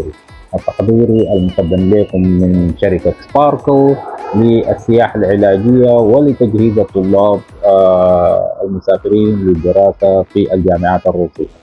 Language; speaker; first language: Arabic; native; Arabic